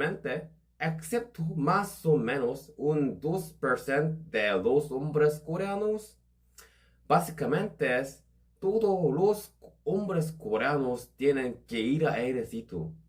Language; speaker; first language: Spanish; non-native, learner; Korean